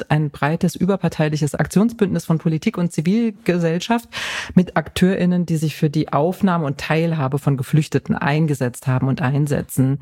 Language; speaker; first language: German; native; German